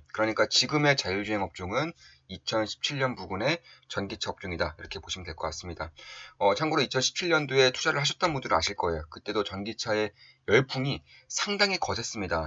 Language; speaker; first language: Korean; native; Korean